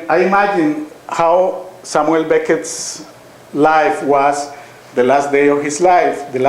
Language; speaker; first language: English; non-native, fluent; Spanish